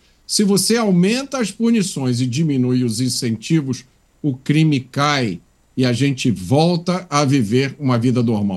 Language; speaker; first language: Portuguese; native; Portuguese